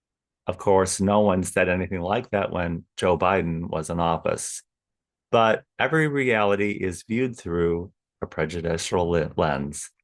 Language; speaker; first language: English; native; English